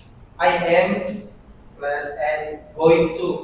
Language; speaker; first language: English; non-native, learner; Indonesian